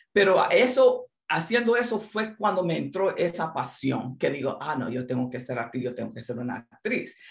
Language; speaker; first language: Spanish; early bilingual, other home language; English